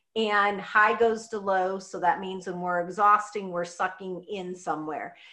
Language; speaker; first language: English; native; English